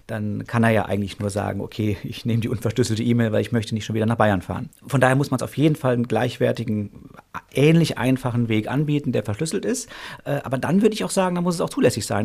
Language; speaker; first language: German; native; German